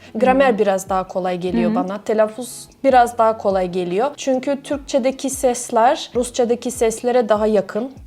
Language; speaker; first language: Turkish; non-native, fluent; Russian